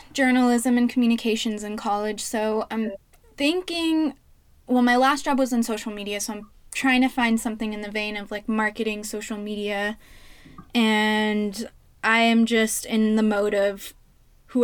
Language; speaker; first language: English; early bilingual, other home language; Spanish